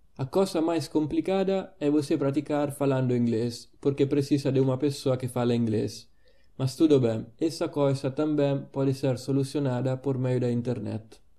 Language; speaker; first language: Portuguese; non-native, fluent; Italian